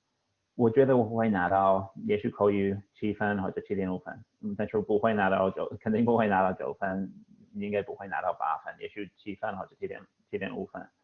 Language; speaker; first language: Chinese; non-native, fluent; English